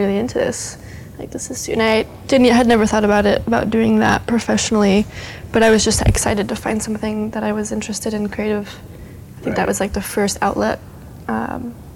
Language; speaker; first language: English; early bilingual, other home language; Spanish